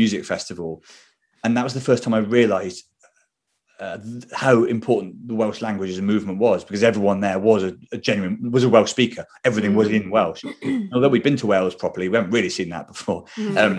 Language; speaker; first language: English; native; English